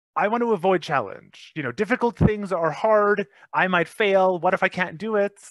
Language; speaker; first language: English; native; English